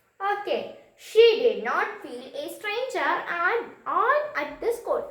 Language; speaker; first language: English; non-native, local second language; Malayalam